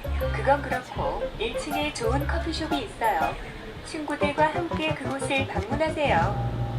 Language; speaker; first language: Korean; non-native, learner; Filipino